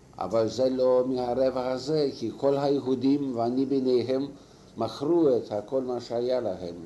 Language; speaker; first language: Hebrew; non-native, fluent; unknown